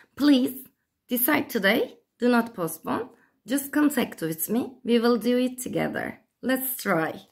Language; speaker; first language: English; non-native, fluent; Turkish